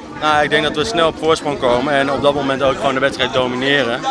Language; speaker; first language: Dutch; native; Dutch